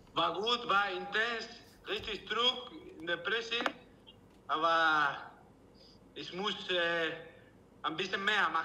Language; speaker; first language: German; non-native, learner; Spanish